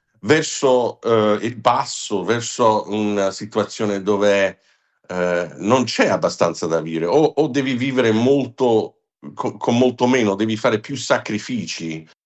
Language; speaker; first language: Italian; non-native, fluent; English